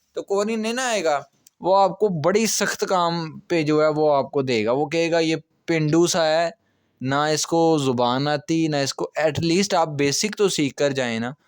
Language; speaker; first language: Urdu; non-native, local second language; Punjabi